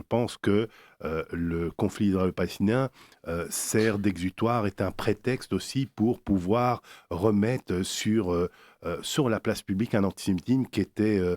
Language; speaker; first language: French; native; French